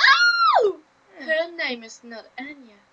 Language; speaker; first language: English; non-native, learner; German